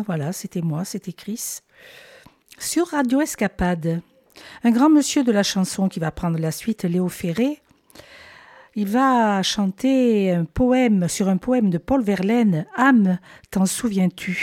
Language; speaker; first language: French; native; French